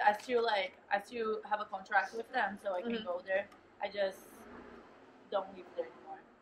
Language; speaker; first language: English; non-native, fluent; Portuguese